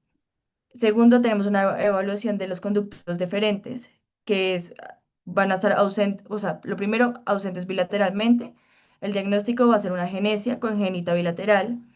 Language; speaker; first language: Spanish; native; Spanish